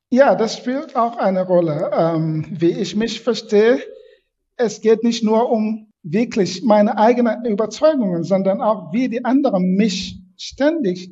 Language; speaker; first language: German; non-native, fluent; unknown